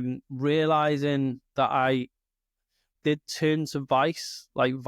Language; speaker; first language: English; native; English